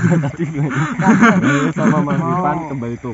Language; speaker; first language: Indonesian; native; Indonesian